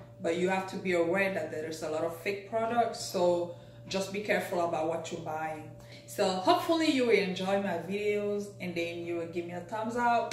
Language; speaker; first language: English; non-native, local second language; French